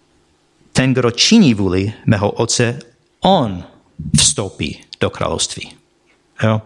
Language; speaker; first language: Czech; non-native, fluent; English